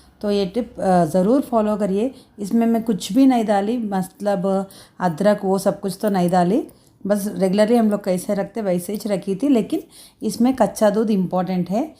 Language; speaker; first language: Hindi; non-native, local second language; Telugu